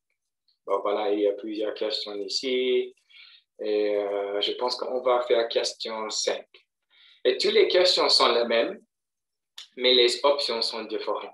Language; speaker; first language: French; non-native, fluent; English